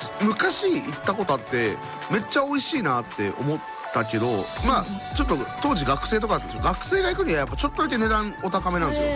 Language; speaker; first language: Japanese; native; Japanese